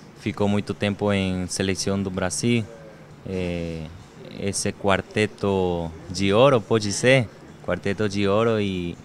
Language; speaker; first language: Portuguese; non-native, learner; Spanish